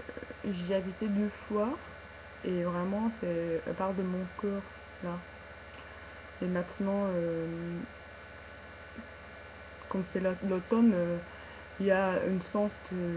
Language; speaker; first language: French; non-native, learner; English